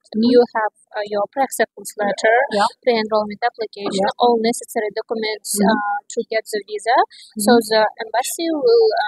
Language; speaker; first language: English; non-native, learner; Kazakh